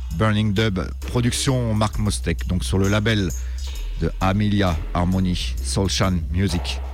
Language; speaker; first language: French; native; French